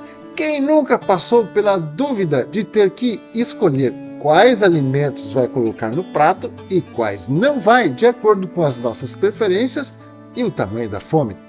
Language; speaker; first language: Portuguese; native; Portuguese